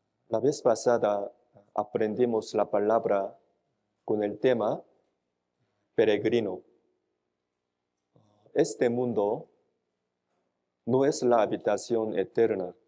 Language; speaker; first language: Spanish; non-native, fluent; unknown